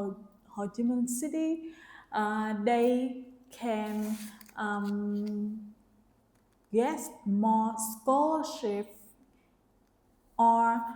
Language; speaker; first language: English; non-native, learner; Vietnamese